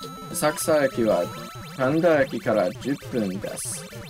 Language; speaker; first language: Japanese; non-native, learner; English